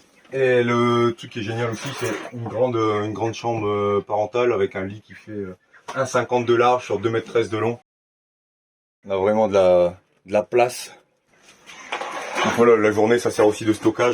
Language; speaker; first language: French; native; French